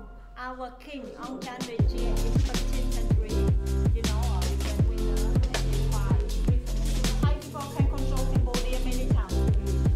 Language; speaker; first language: English; non-native, learner; Khmer